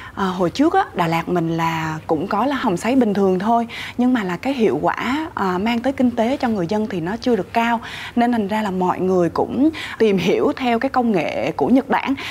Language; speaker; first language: Vietnamese; native; Vietnamese